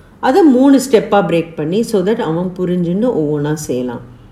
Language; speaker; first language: Tamil; native; Tamil